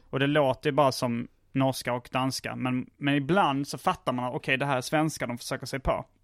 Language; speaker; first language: Swedish; native; Swedish